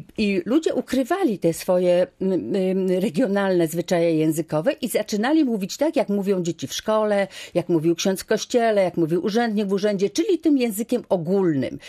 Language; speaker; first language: Polish; native; Polish